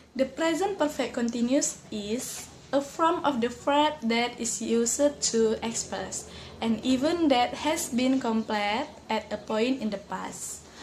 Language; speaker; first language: English; non-native, learner; Indonesian